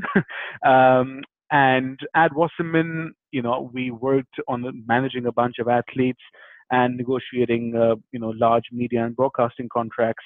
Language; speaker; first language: English; non-native, local second language; Hindi